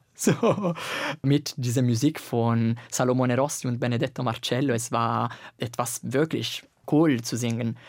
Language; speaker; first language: German; non-native, learner; Italian